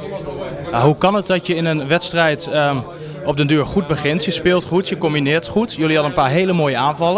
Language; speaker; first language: Dutch; native; Dutch